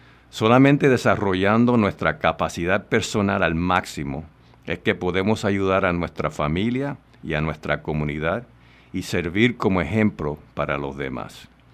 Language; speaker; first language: Spanish; native; Spanish